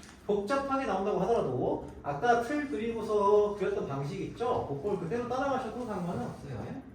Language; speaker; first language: Korean; native; Korean